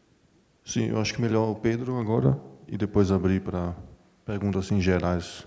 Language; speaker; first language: Portuguese; non-native, fluent; German